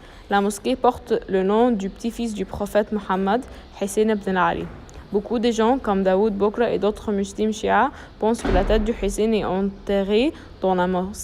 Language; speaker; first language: French; non-native, learner; Arabic